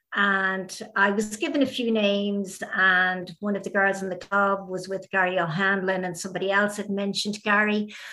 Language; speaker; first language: English; native; English